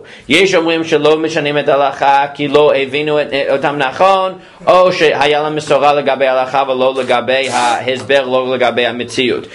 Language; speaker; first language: Hebrew; non-native, fluent; English